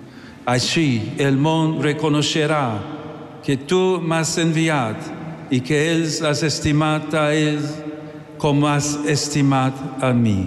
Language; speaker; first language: Catalan; non-native, fluent; English